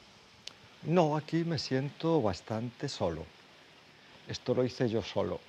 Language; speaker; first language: Spanish; native; Spanish